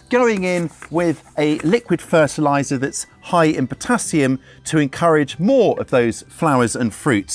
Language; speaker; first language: English; native; English